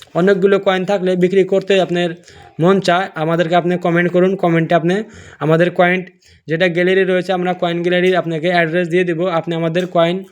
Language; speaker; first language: Bangla; non-native, local second language; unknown